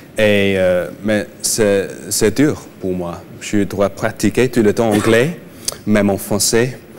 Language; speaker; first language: French; non-native, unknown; English